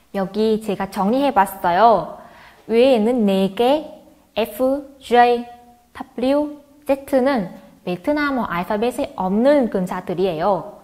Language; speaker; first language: Korean; non-native, fluent; Vietnamese